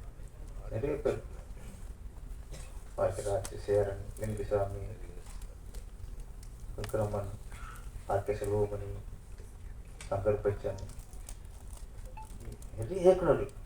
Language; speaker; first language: Tamil; native; Tamil